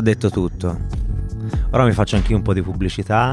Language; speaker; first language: Italian; native; Italian